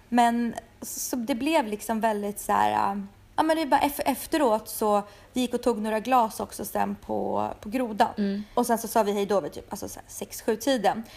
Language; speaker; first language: Swedish; early bilingual, other home language; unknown